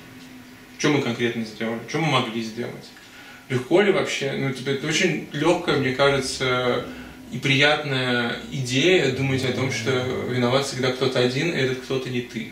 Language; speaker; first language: Russian; native; Russian